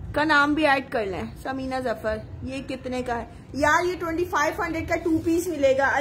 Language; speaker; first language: Urdu; native; Urdu